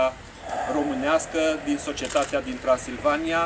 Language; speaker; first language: Romanian; native; Romanian